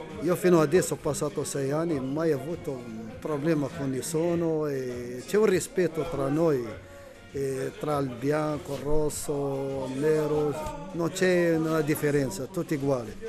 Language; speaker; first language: Italian; non-native, learner; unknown